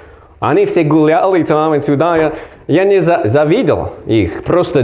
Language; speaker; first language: Russian; non-native, learner; English